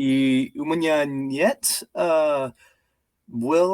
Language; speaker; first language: Russian; non-native, learner; English